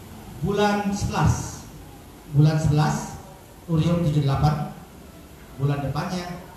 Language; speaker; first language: Indonesian; native; Indonesian